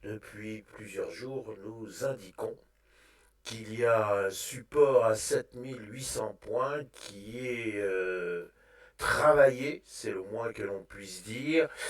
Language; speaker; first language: French; native; French